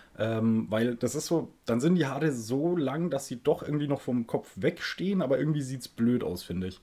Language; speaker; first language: German; native; German